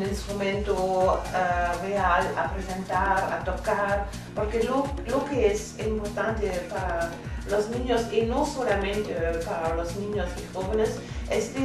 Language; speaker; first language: Spanish; non-native, fluent; German